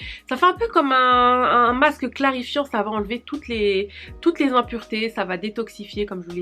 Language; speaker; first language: French; native; French